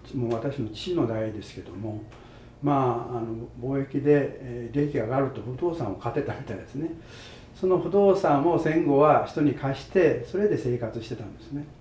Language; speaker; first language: Japanese; native; Japanese